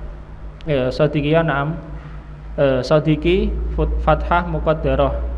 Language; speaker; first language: Arabic; non-native, fluent; Indonesian